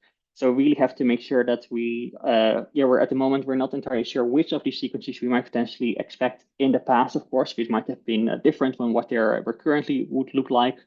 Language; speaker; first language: English; non-native, fluent; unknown